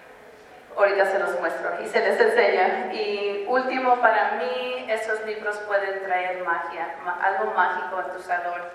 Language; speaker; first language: Spanish; early bilingual, heritage; Spanish